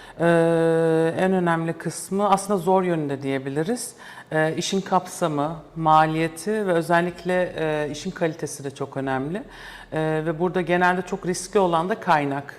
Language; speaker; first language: Turkish; early bilingual, heritage; Turkish